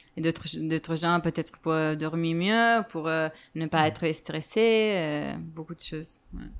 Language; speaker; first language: French; non-native, fluent; Italian